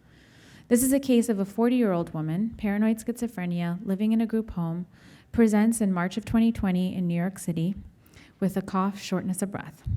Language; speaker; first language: English; native; English